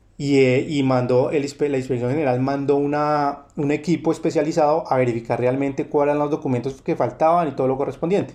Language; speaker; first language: Spanish; native; Spanish